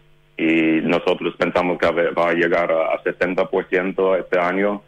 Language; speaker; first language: Spanish; non-native, fluent; English